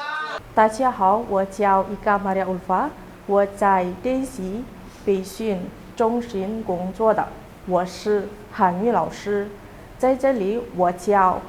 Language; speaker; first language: Chinese; non-native, fluent; Indonesian